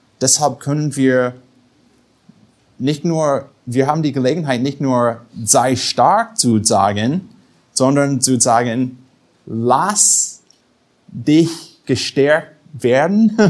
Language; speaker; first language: German; non-native, fluent; English